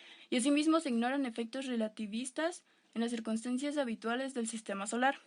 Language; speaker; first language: Spanish; native; Spanish